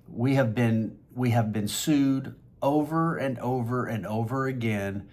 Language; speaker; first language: English; native; English